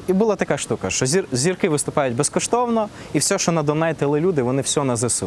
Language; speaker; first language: Ukrainian; non-native, local second language; Russian